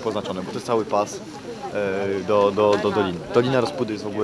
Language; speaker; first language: Polish; native; Polish